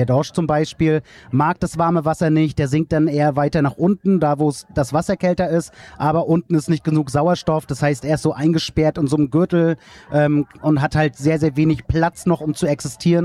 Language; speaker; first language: German; native; German